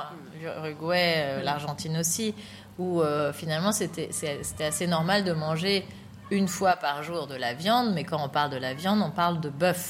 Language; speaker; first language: French; native; French